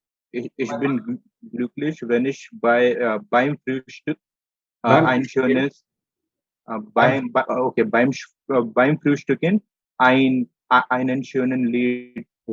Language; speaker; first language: German; non-native, learner; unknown